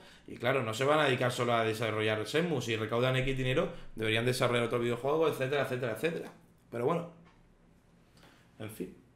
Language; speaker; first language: Spanish; native; Spanish